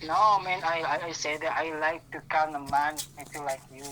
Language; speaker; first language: English; non-native, learner; Indonesian